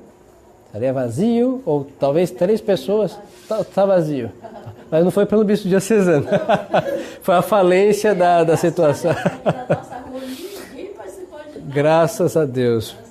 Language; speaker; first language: Portuguese; native; Portuguese